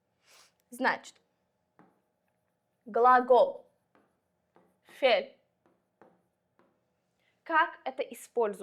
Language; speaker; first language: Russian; non-native, local second language; Uzbek